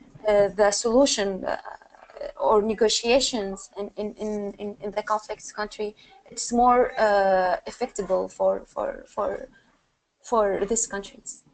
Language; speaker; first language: English; non-native, learner; Arabic